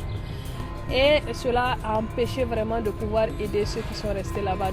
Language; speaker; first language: French; non-native, local second language; Mossi